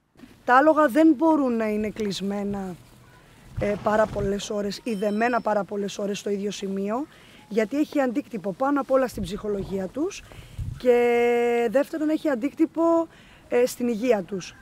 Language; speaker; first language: Greek; native; Greek